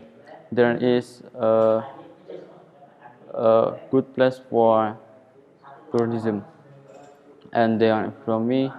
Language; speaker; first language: English; non-native, learner; Indonesian